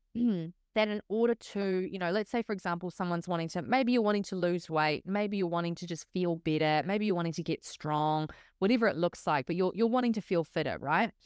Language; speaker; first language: English; native; English